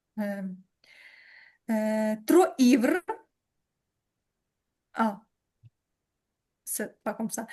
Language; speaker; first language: French; non-native, learner; Ukrainian